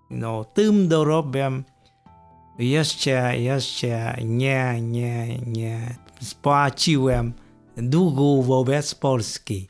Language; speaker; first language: Polish; non-native, fluent; Vietnamese